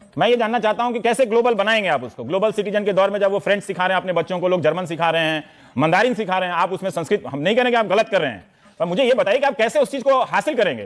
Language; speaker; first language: Hindi; non-native, local second language; Bhojpuri